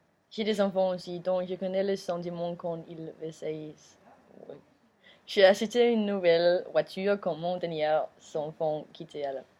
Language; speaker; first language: French; non-native, learner; Danish